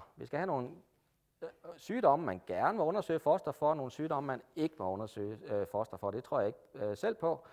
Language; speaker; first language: Danish; native; Danish